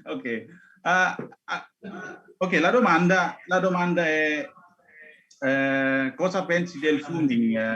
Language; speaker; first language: Italian; non-native, learner; Indonesian